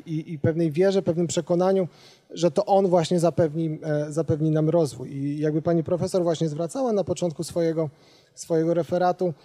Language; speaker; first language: Polish; native; Polish